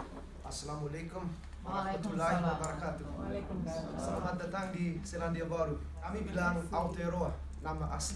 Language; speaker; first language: Indonesian; non-native, learner; English